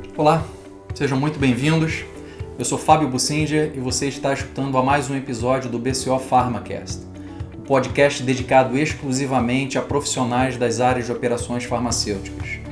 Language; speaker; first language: Portuguese; native; Portuguese